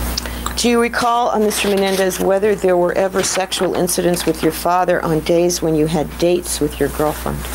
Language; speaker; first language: English; native; English